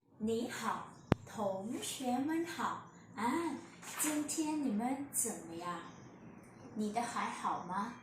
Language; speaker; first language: Chinese; non-native, fluent; Thai